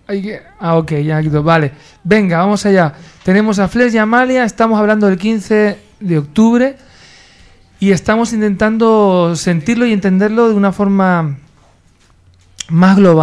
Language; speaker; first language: Spanish; native; Spanish